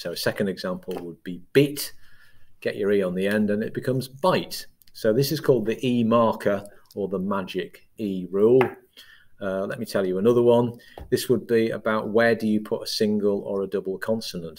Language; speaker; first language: English; native; English